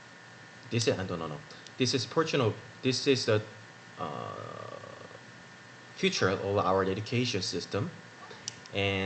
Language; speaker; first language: English; non-native, learner; Korean